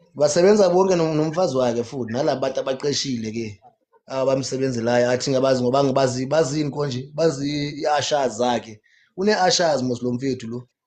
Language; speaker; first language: Zulu; non-native, local second language; Xhosa